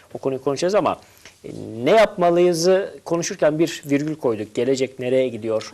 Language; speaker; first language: Turkish; native; Turkish